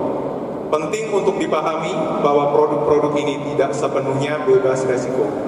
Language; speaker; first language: Indonesian; native; Indonesian